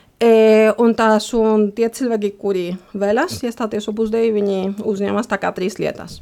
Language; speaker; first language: Latvian; non-native, fluent; Spanish